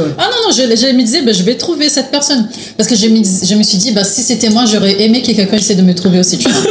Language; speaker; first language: French; non-native, fluent; Portuguese